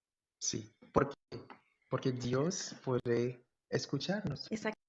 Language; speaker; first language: Spanish; non-native, fluent; English